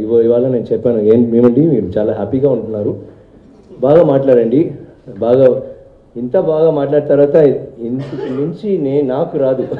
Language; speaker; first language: Telugu; non-native, learner; Tamil